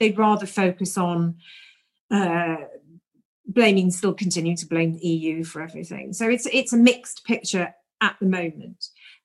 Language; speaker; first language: English; native; English